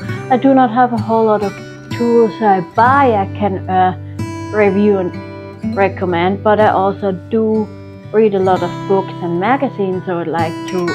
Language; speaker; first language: English; non-native, fluent; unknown